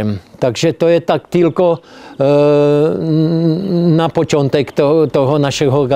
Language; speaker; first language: Polish; non-native, learner; Czech